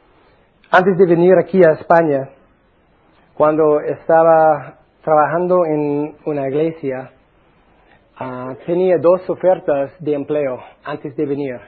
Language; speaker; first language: Spanish; non-native, fluent; English